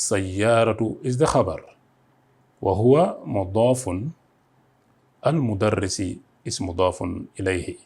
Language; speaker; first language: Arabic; non-native, fluent; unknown